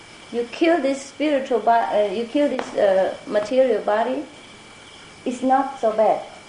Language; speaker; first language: English; non-native, fluent; Vietnamese